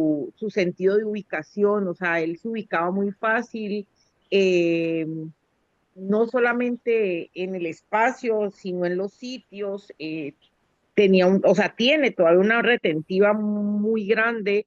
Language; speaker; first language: Spanish; native; Spanish